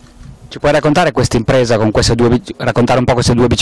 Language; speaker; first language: Italian; native; Italian